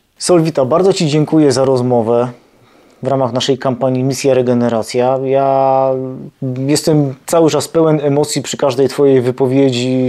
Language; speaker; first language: Polish; native; Polish